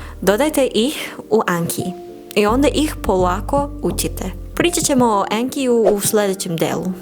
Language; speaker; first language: Serbian; non-native, learner; English